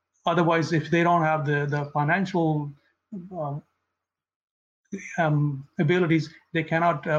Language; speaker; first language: English; non-native, local second language; Punjabi